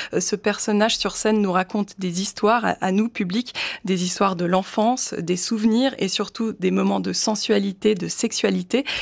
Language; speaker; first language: French; native; French